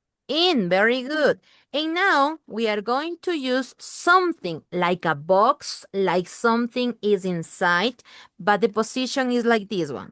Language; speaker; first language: English; non-native, learner; Spanish